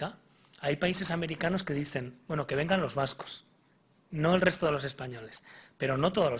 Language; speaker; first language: Spanish; native; Spanish